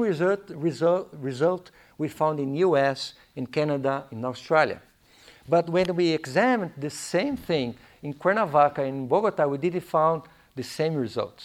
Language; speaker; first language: English; non-native, fluent; Portuguese